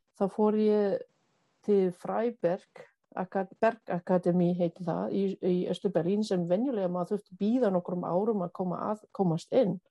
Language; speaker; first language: Icelandic; non-native, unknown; German